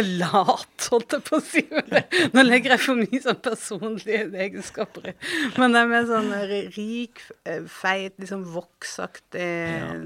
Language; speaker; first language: Norwegian; native; Norwegian